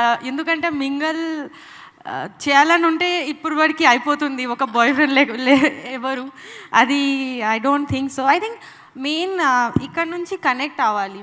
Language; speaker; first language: Telugu; non-native, local second language; Bangla